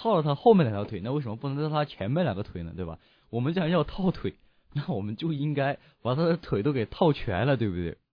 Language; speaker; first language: Chinese; native; Chinese